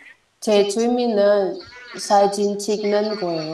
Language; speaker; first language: Korean; non-native, learner; Indonesian